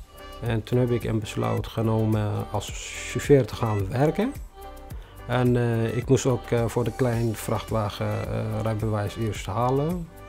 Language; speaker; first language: Dutch; non-native, fluent; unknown